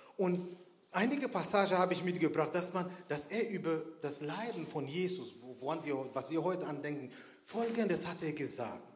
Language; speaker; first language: German; non-native, fluent; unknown